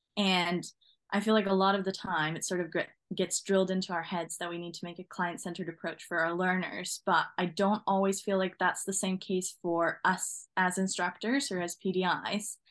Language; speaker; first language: English; non-native, fluent; Norwegian